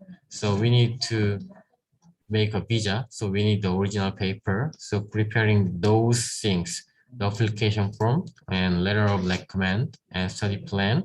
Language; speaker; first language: English; non-native, learner; Korean